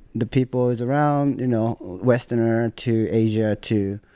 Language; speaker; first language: English; non-native, learner; Japanese